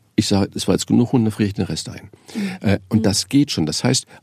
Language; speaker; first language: German; native; German